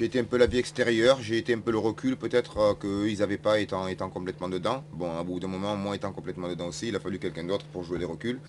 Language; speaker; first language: French; native; French